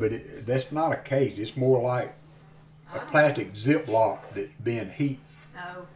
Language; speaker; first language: English; native; English